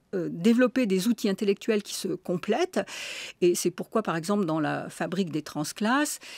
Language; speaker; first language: French; native; French